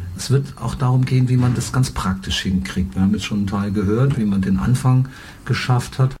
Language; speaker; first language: German; native; German